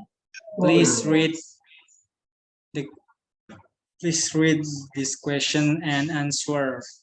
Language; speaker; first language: English; non-native, learner; Indonesian